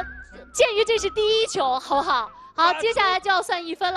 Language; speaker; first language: Chinese; native; Chinese